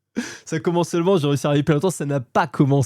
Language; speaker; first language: French; native; French